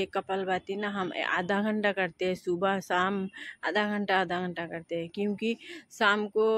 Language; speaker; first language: Hindi; non-native, local second language; Nepali